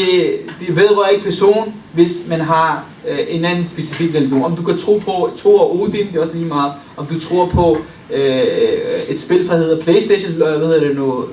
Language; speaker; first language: Danish; early bilingual, other home language; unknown